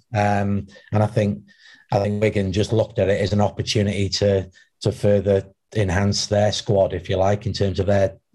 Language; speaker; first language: English; native; English